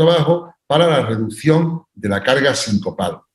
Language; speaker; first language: Spanish; native; Spanish